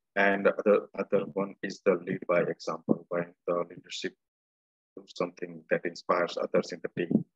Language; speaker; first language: English; non-native, local second language; Gujarati